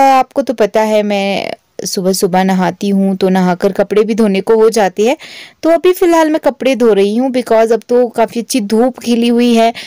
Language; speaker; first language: Hindi; native; Hindi